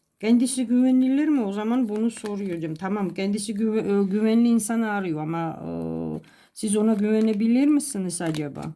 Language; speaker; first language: Turkish; non-native, fluent; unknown